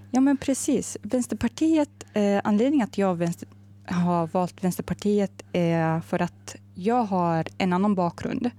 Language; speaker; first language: Swedish; non-native, fluent; Arabic